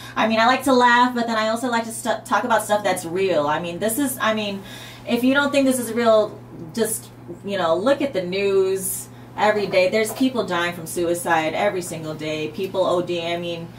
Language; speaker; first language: English; native; English